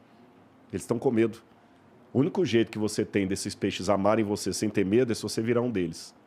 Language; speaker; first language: Portuguese; native; Portuguese